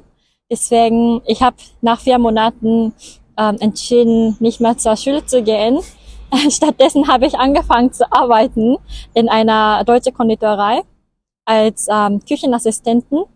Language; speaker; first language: German; non-native, fluent; Japanese